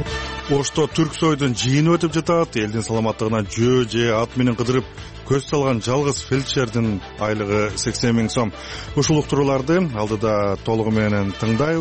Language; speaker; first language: Kyrgyz; native; Kyrgyz